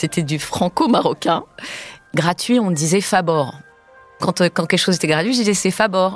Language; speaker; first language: French; early bilingual, heritage; French